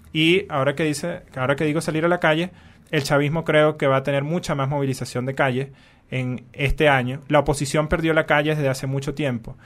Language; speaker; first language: Spanish; native; Spanish